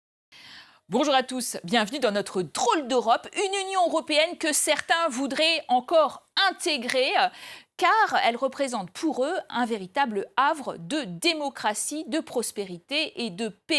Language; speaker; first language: French; native; French